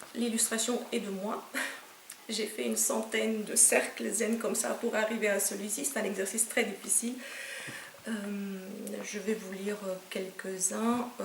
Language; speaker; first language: French; non-native, fluent; Romanian